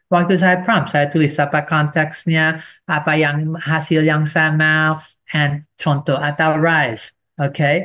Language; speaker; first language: Indonesian; non-native, fluent; English